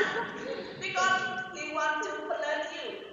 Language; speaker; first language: English; non-native, learner; Vietnamese